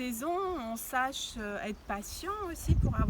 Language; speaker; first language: French; native; French